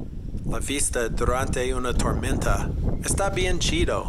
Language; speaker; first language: Spanish; non-native, learner; English